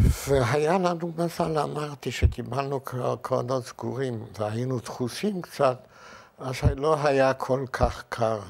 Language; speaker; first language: Hebrew; non-native, fluent; Yiddish